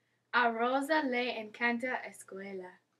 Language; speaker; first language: Spanish; non-native, learner; English